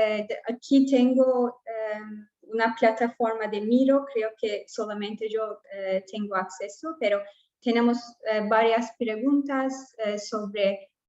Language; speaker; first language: Spanish; non-native, fluent; English